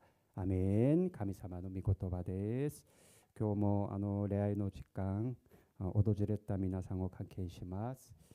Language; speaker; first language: Japanese; non-native, learner; Korean